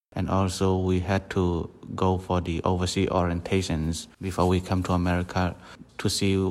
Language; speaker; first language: English; non-native, fluent; Burmese